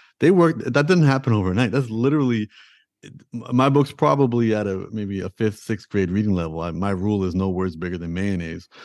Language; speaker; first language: English; early bilingual, other home language; Punjabi